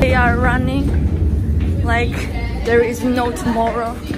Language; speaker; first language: English; non-native, learner; Chinese